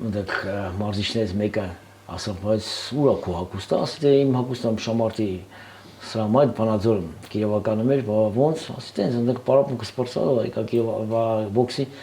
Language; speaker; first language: Armenian; native; Armenian